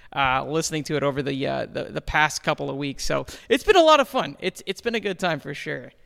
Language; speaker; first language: English; early bilingual, other home language; Hindi